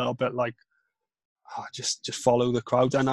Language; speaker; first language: English; non-native, local second language; Welsh